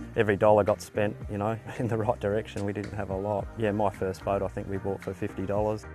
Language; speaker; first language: English; native; English